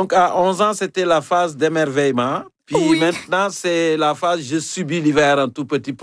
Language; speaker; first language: French; native; French